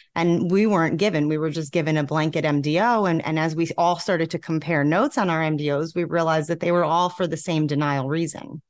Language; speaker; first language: English; native; English